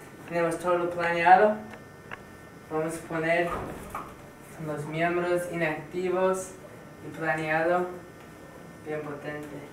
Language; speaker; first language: Spanish; non-native, fluent; English